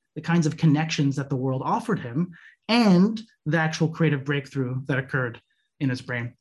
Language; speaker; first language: English; native; English